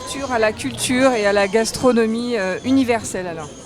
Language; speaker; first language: French; native; French